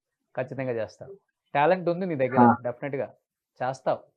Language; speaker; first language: Telugu; native; Telugu